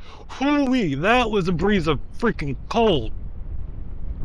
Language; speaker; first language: English; native; English